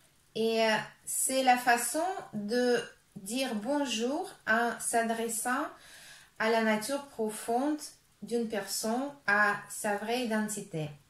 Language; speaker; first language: French; non-native, fluent; Russian